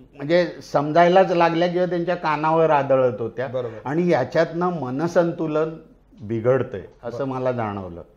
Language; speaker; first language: Marathi; native; Marathi